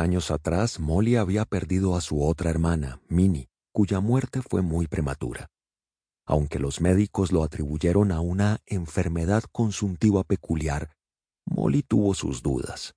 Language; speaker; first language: Spanish; native; Spanish